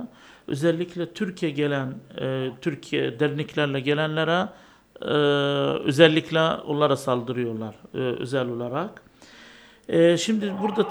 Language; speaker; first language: Turkish; non-native, learner; Arabic